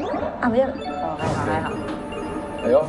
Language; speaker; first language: Chinese; native; Chinese